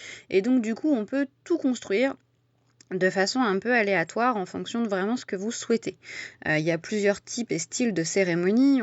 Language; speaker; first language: French; native; French